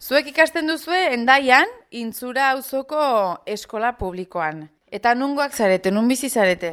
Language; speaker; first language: Basque; native; Basque